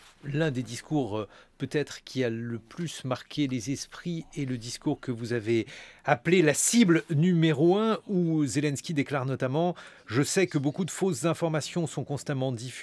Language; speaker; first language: French; native; French